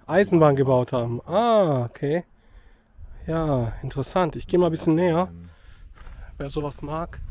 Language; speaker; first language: German; native; German